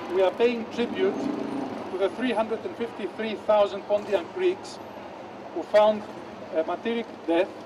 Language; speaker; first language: English; non-native, fluent; Greek